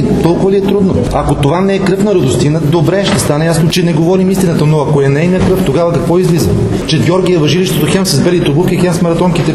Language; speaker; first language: Bulgarian; native; Bulgarian